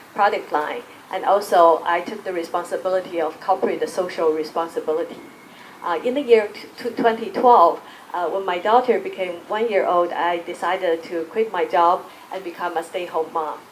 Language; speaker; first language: English; non-native, fluent; Chinese